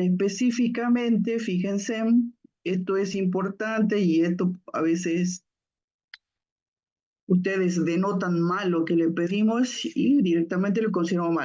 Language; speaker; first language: Spanish; native; Spanish